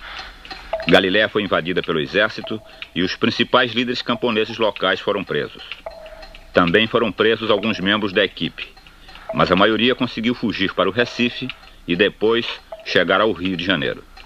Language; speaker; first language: Portuguese; native; Portuguese